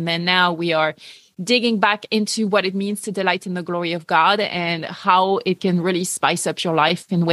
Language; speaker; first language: English; non-native, fluent; French